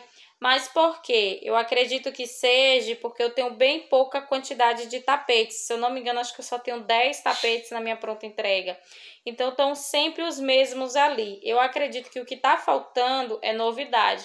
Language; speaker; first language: Portuguese; native; Portuguese